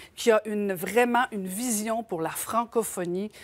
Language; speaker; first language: French; native; French